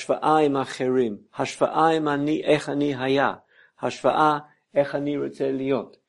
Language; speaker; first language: Hebrew; non-native, fluent; English